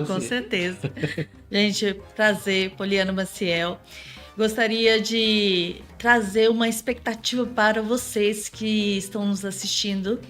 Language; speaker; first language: Portuguese; native; Portuguese